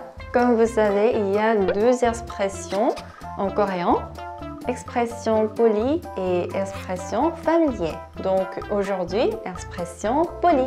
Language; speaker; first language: French; non-native, learner; Korean